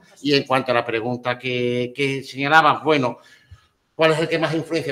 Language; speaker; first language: Spanish; native; Spanish